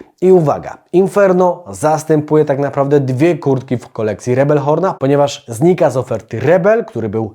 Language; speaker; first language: Polish; native; Polish